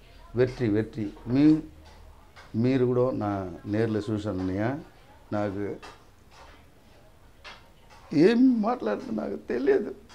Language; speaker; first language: Telugu; non-native, local second language; Tamil